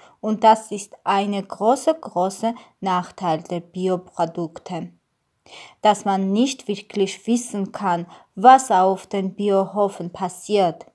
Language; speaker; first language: German; non-native, learner; Armenian